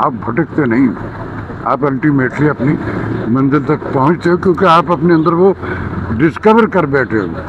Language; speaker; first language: Urdu; non-native, local second language; Punjabi